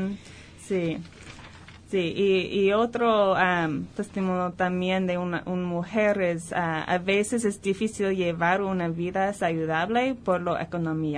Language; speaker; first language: Spanish; early bilingual, heritage; Spanish